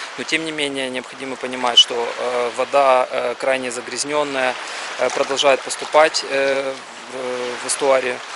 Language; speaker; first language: Russian; native; Russian